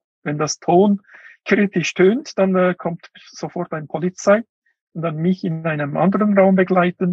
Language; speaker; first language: German; non-native, fluent; Uyghur